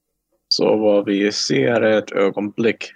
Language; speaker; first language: Swedish; non-native, fluent; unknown